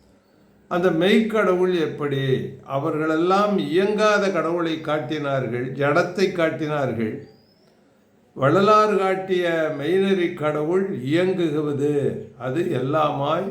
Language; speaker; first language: Tamil; native; Tamil